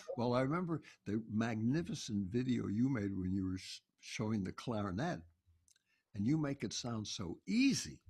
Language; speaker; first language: English; native; English